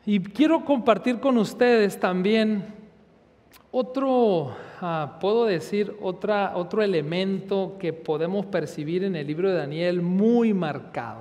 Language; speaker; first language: Spanish; native; Spanish